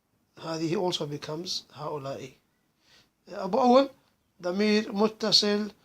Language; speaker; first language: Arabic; non-native, fluent; English